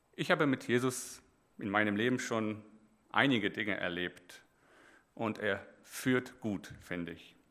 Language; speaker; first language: German; native; German